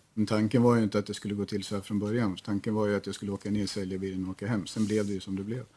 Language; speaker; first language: Swedish; native; Swedish